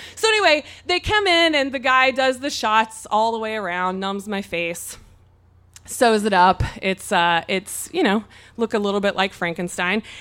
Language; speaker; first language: English; native; English